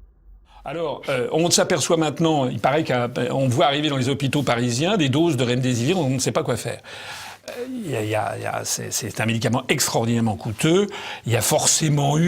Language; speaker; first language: French; native; French